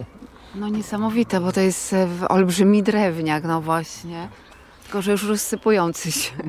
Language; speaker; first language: Polish; native; Polish